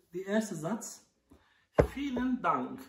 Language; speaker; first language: German; non-native, learner; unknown